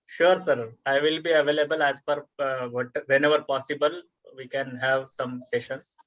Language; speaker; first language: English; non-native, local second language; Marathi